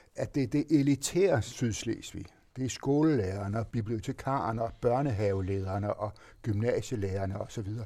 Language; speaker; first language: Danish; native; Danish